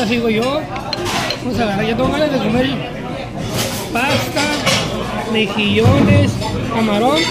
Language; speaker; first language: Spanish; native; Spanish